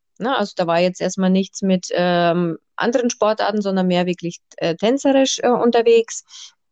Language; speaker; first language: German; early bilingual, other home language; Russian